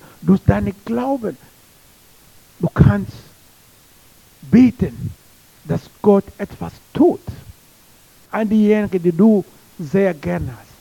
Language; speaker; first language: German; non-native, learner; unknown